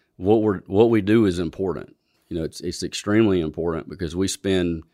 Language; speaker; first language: English; native; English